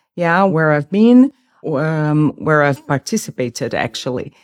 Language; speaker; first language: English; non-native, fluent; Portuguese